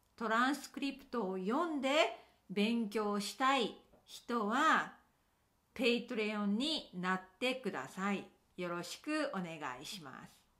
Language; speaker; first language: Japanese; native; Japanese